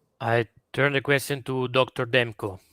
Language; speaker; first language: English; non-native, fluent; Italian